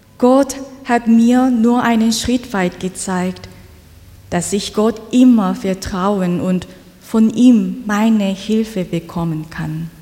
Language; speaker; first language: German; non-native, fluent; Korean